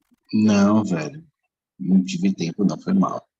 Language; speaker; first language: Portuguese; native; Portuguese